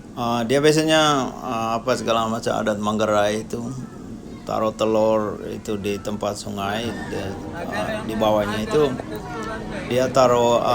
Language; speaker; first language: Indonesian; non-native, local second language; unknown